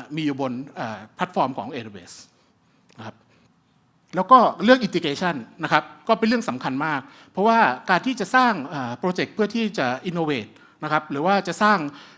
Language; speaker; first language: Thai; early bilingual, heritage; Thai